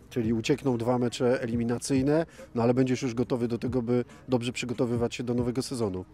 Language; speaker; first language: Polish; native; Polish